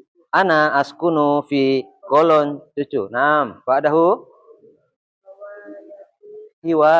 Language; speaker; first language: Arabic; non-native, fluent; Indonesian